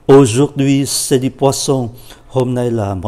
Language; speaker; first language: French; non-native, fluent; Vietnamese